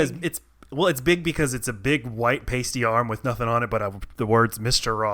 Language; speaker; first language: English; native; English